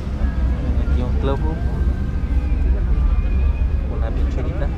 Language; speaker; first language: Spanish; native; Spanish